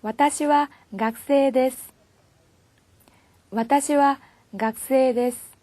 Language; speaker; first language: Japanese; non-native, fluent; Korean